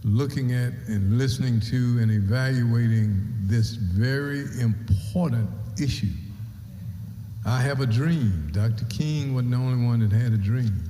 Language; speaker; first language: English; native; English